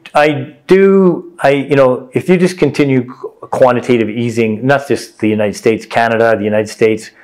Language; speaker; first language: English; native; English